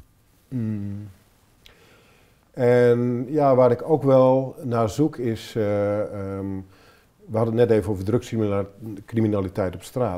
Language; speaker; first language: Dutch; native; Dutch